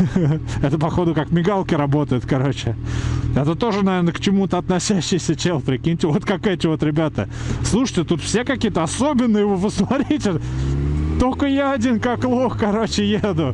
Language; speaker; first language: Russian; native; Russian